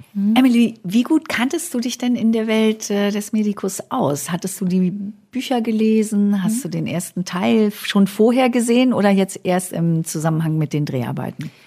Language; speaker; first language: German; native; German